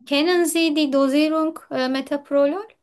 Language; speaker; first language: German; non-native, learner; Turkish